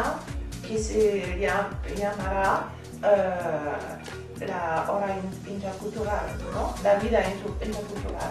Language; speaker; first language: Spanish; non-native, fluent; German